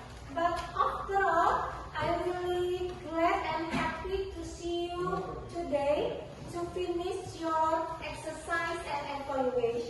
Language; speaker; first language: English; non-native, fluent; Indonesian